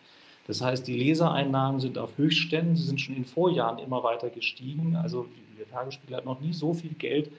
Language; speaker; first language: German; native; German